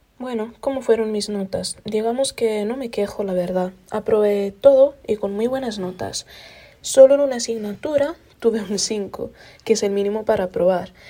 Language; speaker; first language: Spanish; non-native, fluent; Italian